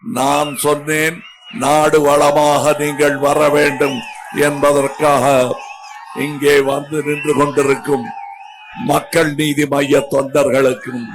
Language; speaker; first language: Tamil; native; Tamil